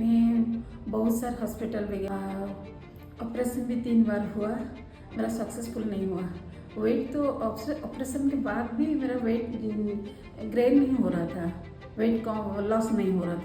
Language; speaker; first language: Hindi; non-native, local second language; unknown